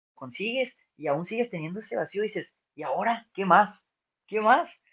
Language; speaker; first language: Spanish; native; Spanish